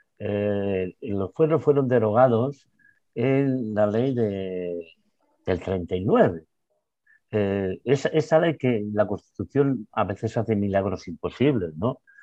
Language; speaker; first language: Spanish; non-native, local second language; Basque